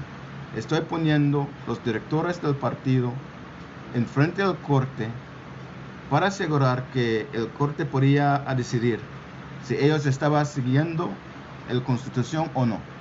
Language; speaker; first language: Spanish; non-native, local second language; English